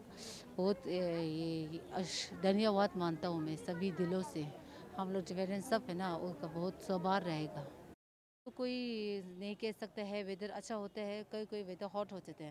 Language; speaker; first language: Hindi; non-native, local second language; Tibetan